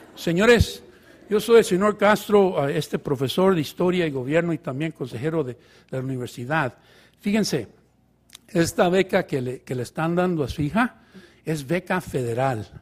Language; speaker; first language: Spanish; early bilingual, heritage; Spanish